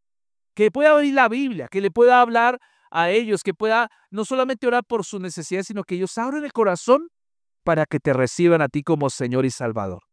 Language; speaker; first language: Spanish; native; Spanish